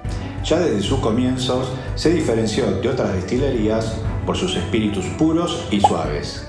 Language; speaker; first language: Spanish; native; Spanish